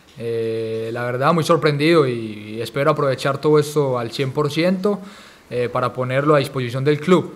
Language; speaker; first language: Spanish; native; Spanish